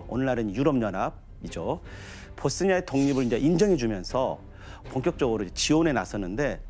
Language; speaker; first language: Korean; native; Korean